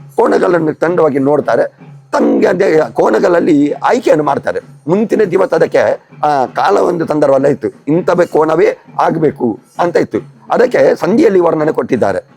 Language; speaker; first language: Kannada; non-native, local second language; Tulu